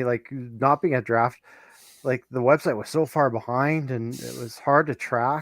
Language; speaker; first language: English; native; English